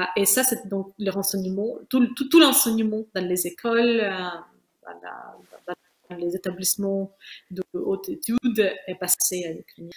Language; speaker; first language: French; non-native, fluent; Ukrainian